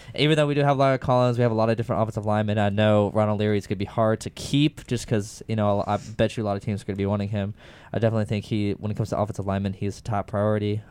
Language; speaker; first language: English; native; English